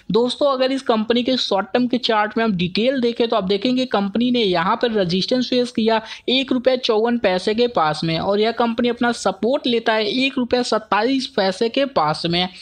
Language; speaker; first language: Hindi; native; Hindi